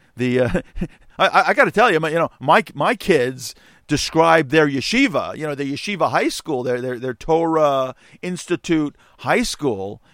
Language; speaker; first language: English; native; English